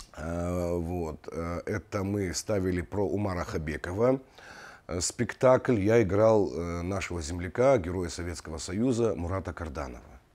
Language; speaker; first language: Russian; non-native, local second language; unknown